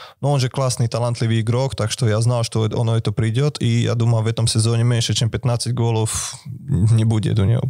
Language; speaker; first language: Russian; non-native, fluent; Slovak